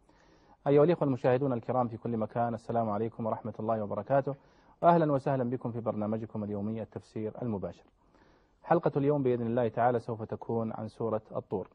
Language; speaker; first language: Arabic; native; Arabic